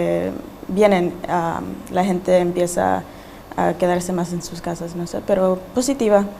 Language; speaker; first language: Spanish; early bilingual, heritage; Spanish